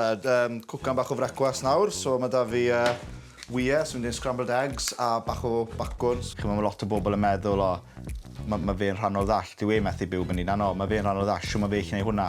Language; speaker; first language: Welsh; native; Welsh